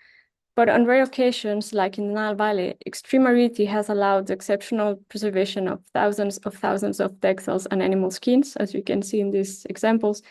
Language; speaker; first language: English; non-native, fluent; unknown